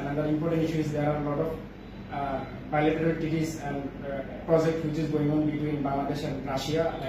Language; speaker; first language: English; non-native, local second language; Bangla